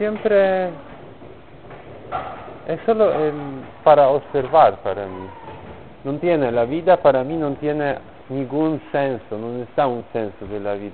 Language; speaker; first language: Spanish; non-native, learner; Polish